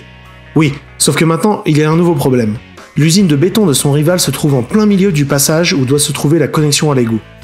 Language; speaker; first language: French; native; French